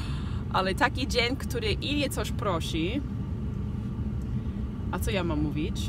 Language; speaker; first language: Polish; early bilingual, heritage; Polish